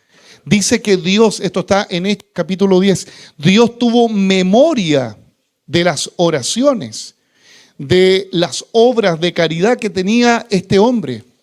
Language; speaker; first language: Spanish; native; Spanish